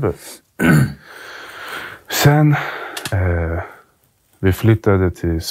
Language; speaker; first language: Swedish; early bilingual, other home language; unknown